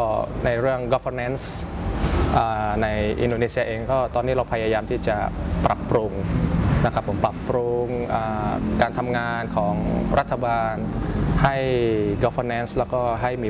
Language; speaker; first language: Thai; early bilingual, other home language; Indonesian